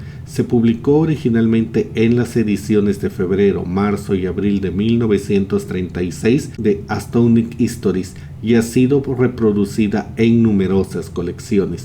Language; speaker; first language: Spanish; native; Spanish